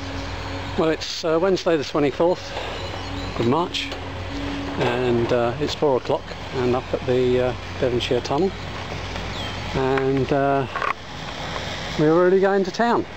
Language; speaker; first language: English; native; English